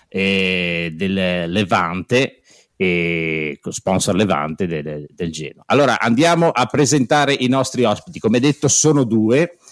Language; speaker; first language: Italian; native; Italian